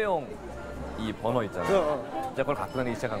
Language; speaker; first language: Korean; native; Korean